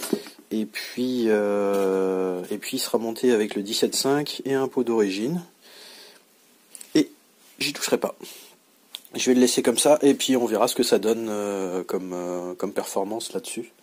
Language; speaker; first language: French; native; French